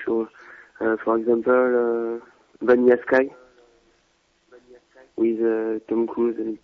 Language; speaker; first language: English; non-native, learner; French